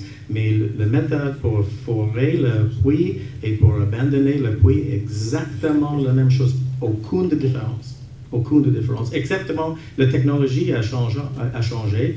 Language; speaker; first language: French; non-native, local second language; English